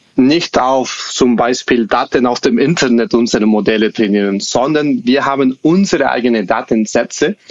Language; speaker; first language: German; non-native, fluent; Spanish